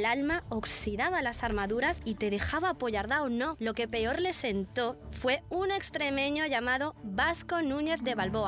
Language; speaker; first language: Spanish; native; Spanish